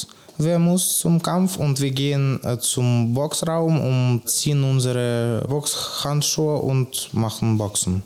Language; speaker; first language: German; non-native, learner; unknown